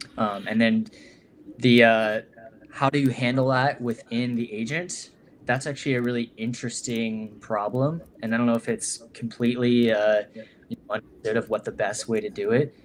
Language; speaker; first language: English; native; English